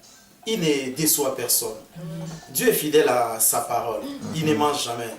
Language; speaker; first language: French; non-native, local second language; Lingala